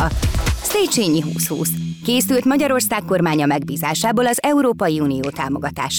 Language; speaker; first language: Hungarian; native; Hungarian